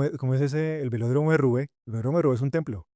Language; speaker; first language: Spanish; native; Spanish